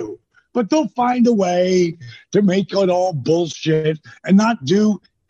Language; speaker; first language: English; native; English